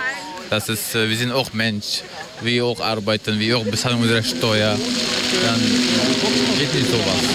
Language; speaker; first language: German; non-native, learner; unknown